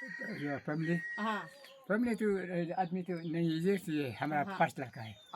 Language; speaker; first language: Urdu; non-native, local second language; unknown